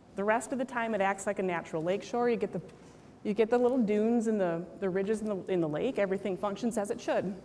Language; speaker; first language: English; native; English